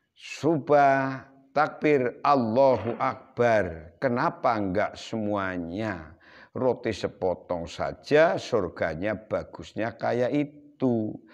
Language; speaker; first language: Indonesian; non-native, local second language; Javanese